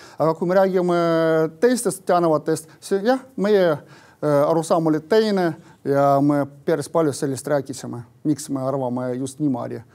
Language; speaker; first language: Estonian; non-native, local second language; Russian